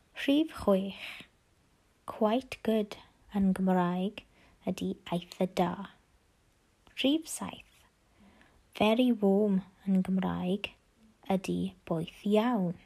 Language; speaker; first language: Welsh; non-native, learner; English